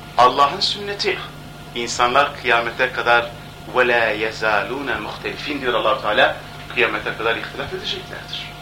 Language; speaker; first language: Turkish; non-native, local second language; Kurdish